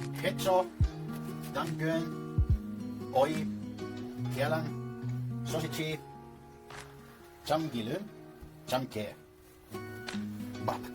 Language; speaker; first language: Korean; non-native, learner; Finnish